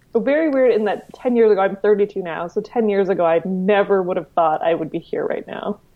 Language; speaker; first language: English; native; English